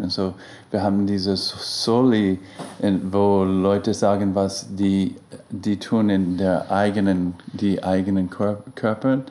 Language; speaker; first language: German; non-native, learner; English